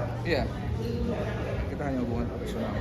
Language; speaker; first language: Indonesian; native; Indonesian